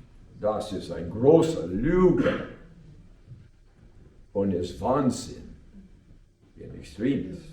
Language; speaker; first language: German; non-native, learner; English